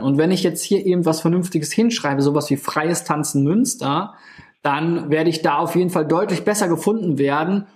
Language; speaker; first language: German; native; German